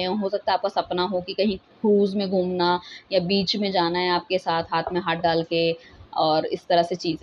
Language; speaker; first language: Hindi; native; Hindi